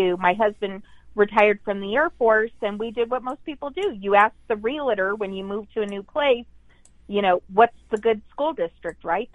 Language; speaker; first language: English; native; English